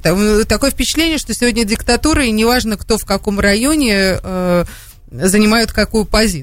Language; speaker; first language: Russian; native; Russian